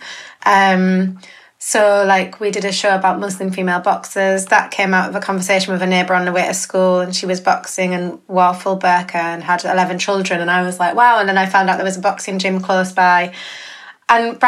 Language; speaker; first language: English; native; English